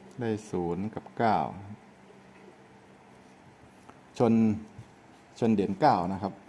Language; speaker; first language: Thai; native; Thai